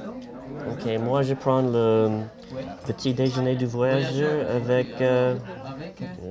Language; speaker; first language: French; non-native, learner; English